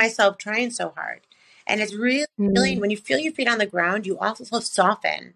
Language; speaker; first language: English; native; English